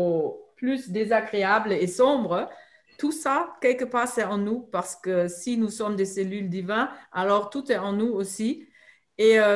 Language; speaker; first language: French; non-native, fluent; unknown